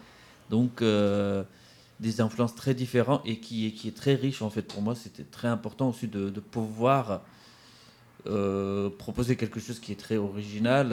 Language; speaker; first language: French; non-native, fluent; Central Kurdish